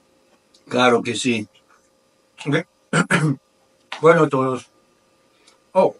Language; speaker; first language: Spanish; non-native, learner; English